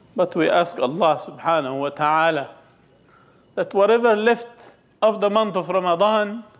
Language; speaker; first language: English; non-native, fluent; Arabic